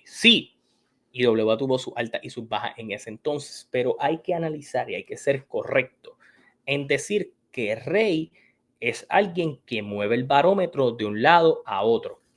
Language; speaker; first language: Spanish; native; Spanish